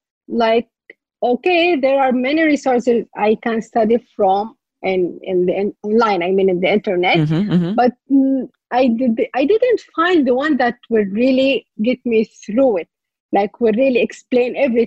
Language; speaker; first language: English; non-native, fluent; Arabic